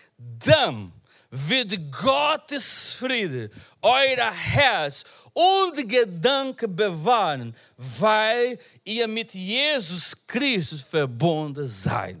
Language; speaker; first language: German; non-native, learner; Portuguese